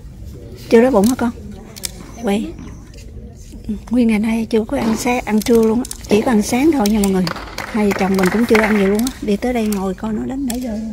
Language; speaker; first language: Vietnamese; native; Vietnamese